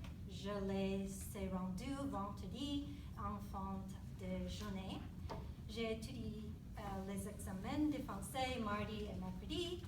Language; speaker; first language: French; non-native, learner; English